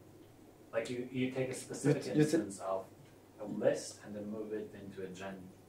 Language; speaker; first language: English; non-native, fluent; Polish